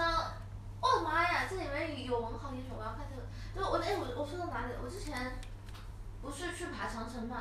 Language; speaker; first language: Chinese; native; Chinese